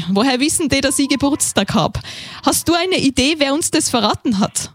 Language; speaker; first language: German; native; German